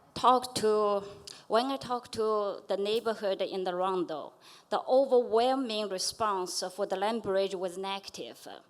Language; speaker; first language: English; non-native, fluent; Chinese